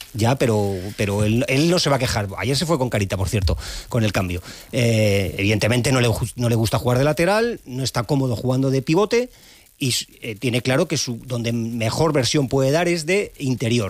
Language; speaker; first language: Spanish; native; Spanish